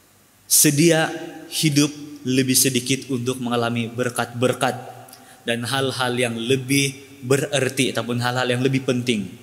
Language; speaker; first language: Malay; native; Malay